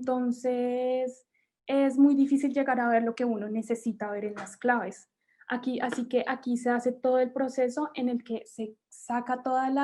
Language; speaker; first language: Spanish; native; Spanish